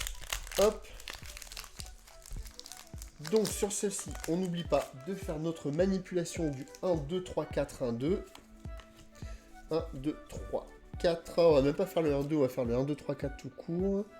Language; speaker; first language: French; native; French